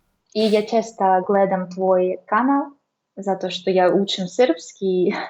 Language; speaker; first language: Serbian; non-native, learner; Russian